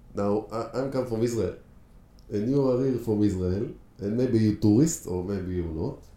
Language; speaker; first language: English; non-native, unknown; Hebrew